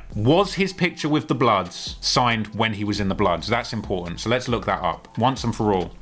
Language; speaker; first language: English; native; English